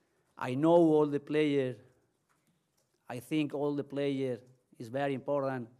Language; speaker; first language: English; non-native, learner; Spanish